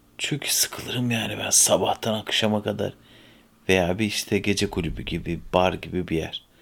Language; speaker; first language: Turkish; native; Turkish